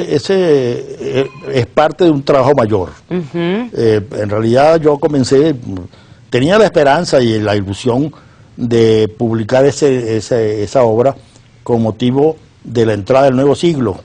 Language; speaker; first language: Spanish; native; Spanish